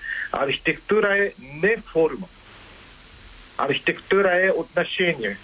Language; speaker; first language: Bulgarian; non-native, learner; Japanese